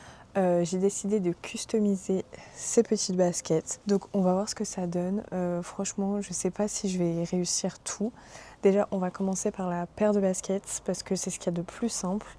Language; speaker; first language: French; native; French